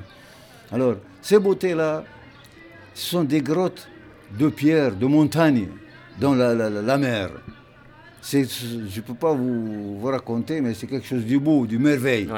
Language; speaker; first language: French; non-native, local second language; Arabic